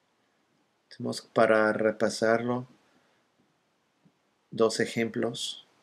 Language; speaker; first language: Spanish; non-native, fluent; English